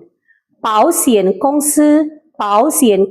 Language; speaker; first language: Chinese; non-native, fluent; Khmer